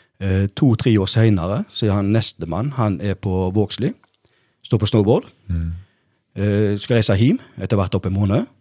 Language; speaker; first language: Norwegian; native; Norwegian